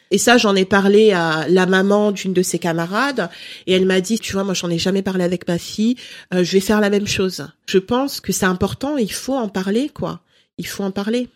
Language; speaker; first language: French; early bilingual, other home language; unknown